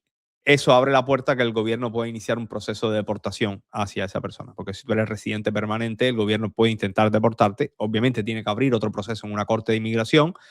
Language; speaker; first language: Spanish; native; Spanish